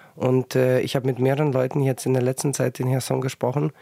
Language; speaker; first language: German; early bilingual, other home language; Russian